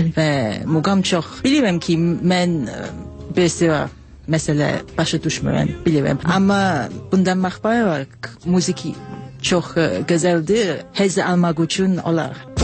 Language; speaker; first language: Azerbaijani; non-native, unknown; English